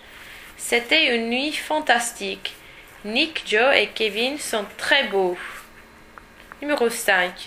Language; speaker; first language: French; non-native, learner; English